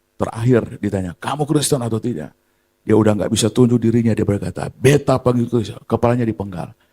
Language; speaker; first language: Indonesian; native; Indonesian